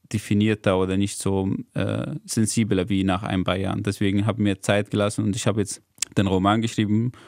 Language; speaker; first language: German; non-native, fluent; Arabic